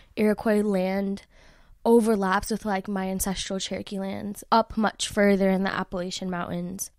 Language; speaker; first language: English; native; English